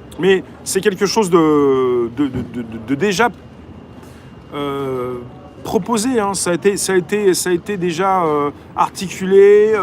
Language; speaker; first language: French; native; French